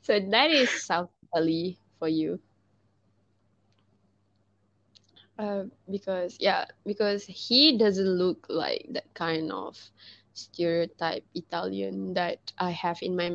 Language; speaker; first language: English; non-native, local second language; Malay